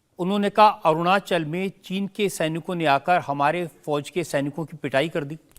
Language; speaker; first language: Hindi; native; Hindi